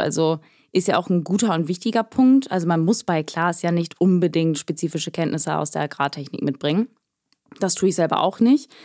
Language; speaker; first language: German; native; German